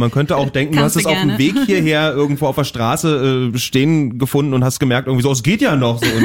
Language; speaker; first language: German; native; German